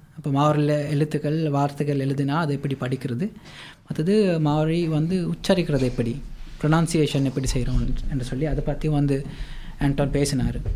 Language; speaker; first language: Tamil; non-native, local second language; Sinhala